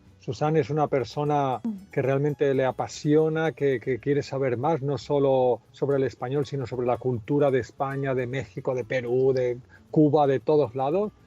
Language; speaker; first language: Spanish; native; Spanish